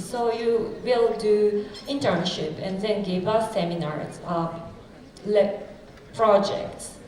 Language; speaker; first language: English; non-native, fluent; Japanese